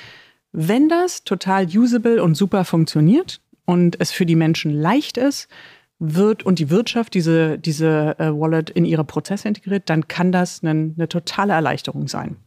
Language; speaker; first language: German; native; German